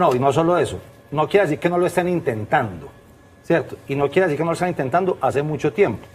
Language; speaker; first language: Spanish; native; Spanish